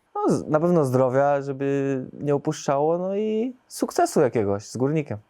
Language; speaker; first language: Polish; native; Polish